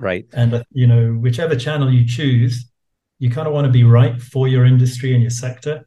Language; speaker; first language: English; native; English